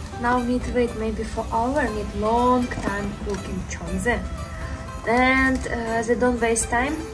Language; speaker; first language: English; non-native, learner; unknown